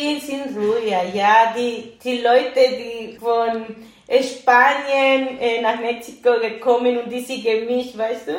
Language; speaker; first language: German; non-native, learner; Spanish